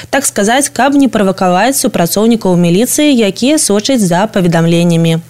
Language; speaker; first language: Belarusian; non-native, local second language; Russian